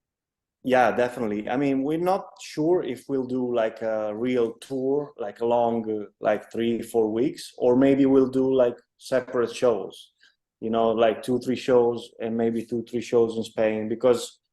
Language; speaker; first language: English; non-native, fluent; Italian